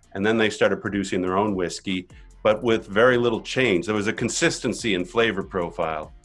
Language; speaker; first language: English; native; English